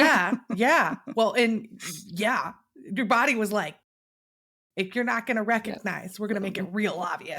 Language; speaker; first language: English; native; English